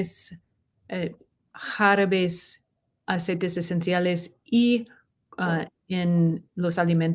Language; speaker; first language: Spanish; non-native, learner; English